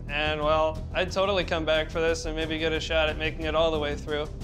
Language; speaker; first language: English; native; English